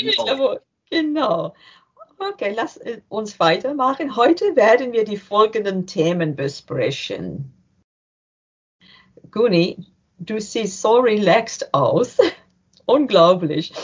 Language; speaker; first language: German; non-native, learner; English